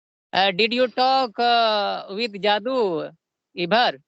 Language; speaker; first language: English; non-native, learner; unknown